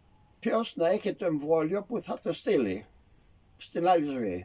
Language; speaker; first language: Greek; early bilingual, heritage; Greek